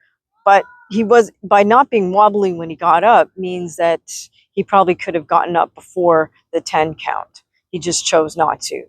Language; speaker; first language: English; native; English